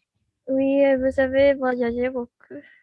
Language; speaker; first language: French; non-native, learner; Spanish